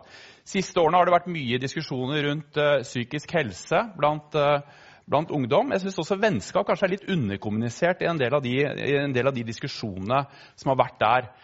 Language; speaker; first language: Norwegian; native; Norwegian